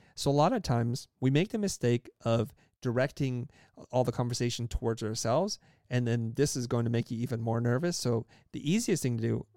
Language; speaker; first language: English; early bilingual, other home language; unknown